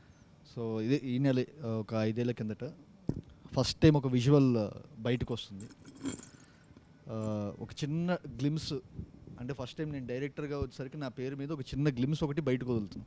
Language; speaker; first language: Telugu; native; Telugu